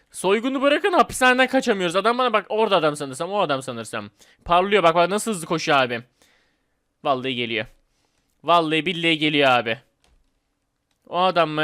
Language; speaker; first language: Turkish; native; Turkish